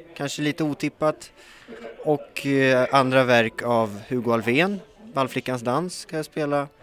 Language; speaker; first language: Swedish; native; Swedish